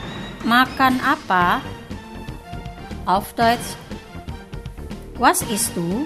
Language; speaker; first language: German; non-native, fluent; Indonesian